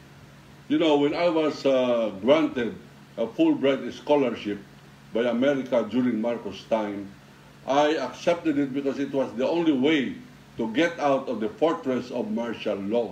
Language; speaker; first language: English; non-native, local second language; Filipino